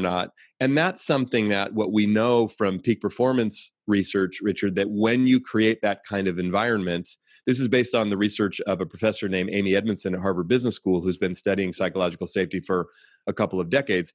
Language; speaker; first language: English; native; English